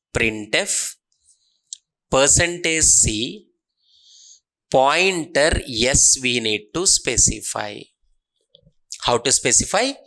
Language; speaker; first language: English; non-native, local second language; Telugu